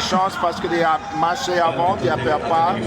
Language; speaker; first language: French; non-native, learner; English